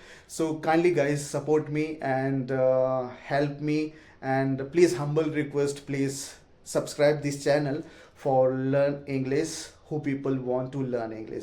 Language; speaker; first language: English; non-native, learner; Hindi